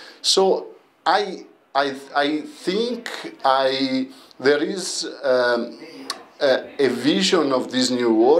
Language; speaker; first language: English; non-native, learner; Italian